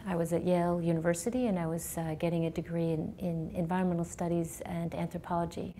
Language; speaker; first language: English; native; English